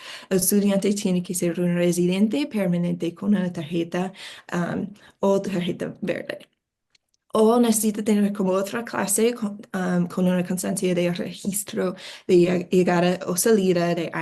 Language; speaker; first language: Spanish; non-native, fluent; English